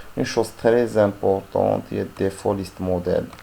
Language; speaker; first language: French; non-native, local second language; Arabic